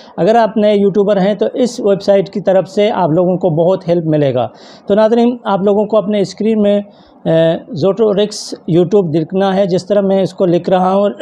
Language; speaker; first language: Urdu; native; Urdu